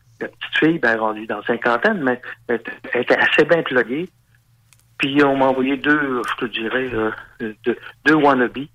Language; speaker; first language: French; native; French